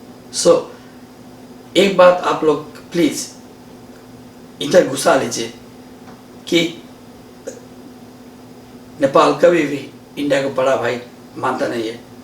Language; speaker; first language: Hindi; non-native, learner; Nepali